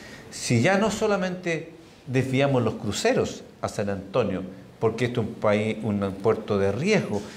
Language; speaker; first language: Spanish; native; Spanish